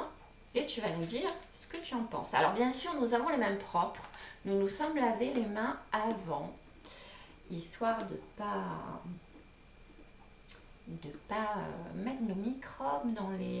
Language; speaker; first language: French; native; French